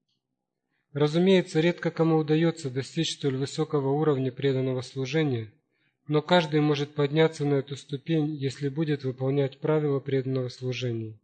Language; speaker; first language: Russian; native; Russian